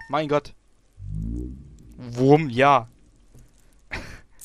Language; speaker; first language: German; native; German